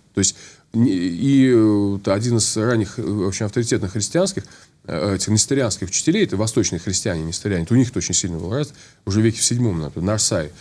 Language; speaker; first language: Russian; native; Russian